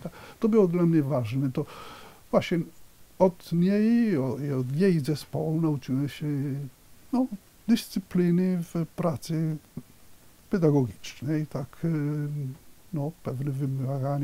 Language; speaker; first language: Polish; non-native, fluent; Italian